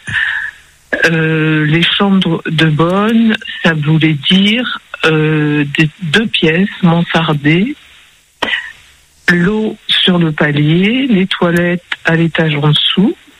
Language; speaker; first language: French; early bilingual, other home language; Spanish